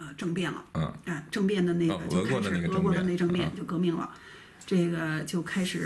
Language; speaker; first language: Chinese; native; Chinese